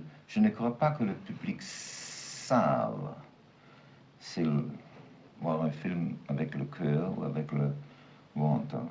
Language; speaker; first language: French; non-native, fluent; German